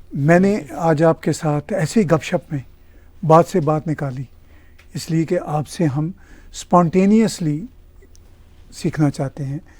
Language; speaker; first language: Urdu; non-native, local second language; Punjabi